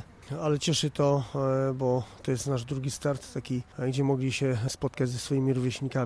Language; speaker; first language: Polish; native; Polish